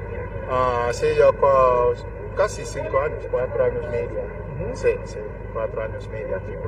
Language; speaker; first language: Spanish; non-native, learner; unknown